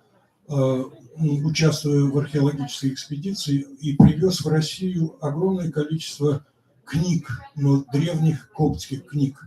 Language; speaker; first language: Russian; native; Russian